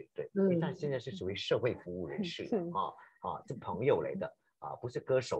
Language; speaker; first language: Chinese; native; Chinese